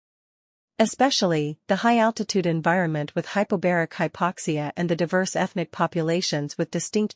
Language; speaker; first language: English; non-native, fluent; Chinese